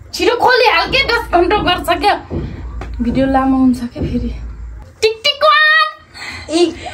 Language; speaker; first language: Nepali; non-native, local second language; Dangaura Tharu